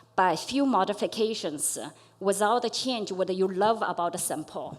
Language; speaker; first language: English; non-native, fluent; Chinese